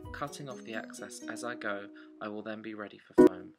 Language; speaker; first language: English; native; English